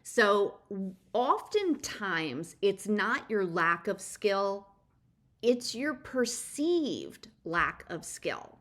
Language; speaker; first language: English; native; English